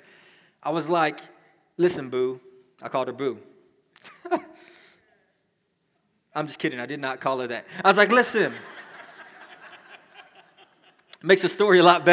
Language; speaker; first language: English; native; English